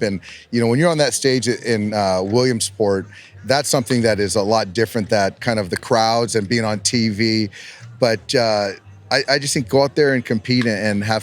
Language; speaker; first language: English; native; English